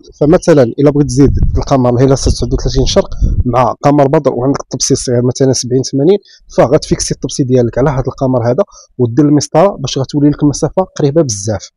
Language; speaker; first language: Arabic; native; Arabic